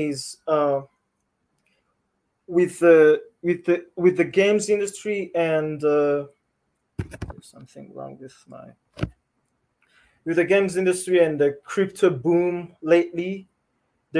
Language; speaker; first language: English; non-native, local second language; Kinyarwanda